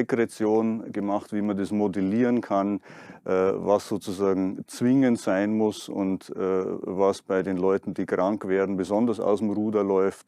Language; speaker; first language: German; native; German